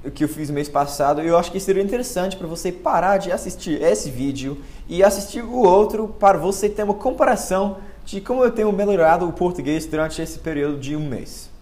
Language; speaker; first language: Portuguese; non-native, fluent; English